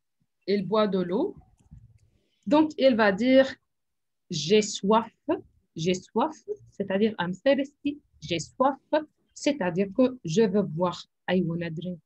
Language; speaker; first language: French; non-native, fluent; Arabic